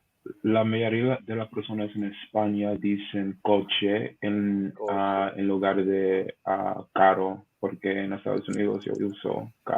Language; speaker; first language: Spanish; non-native, learner; English